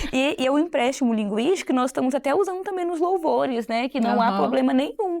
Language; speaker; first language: Portuguese; native; Portuguese